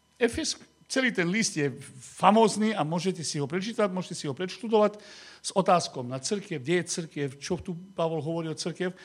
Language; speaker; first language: Slovak; non-native, local second language; Hungarian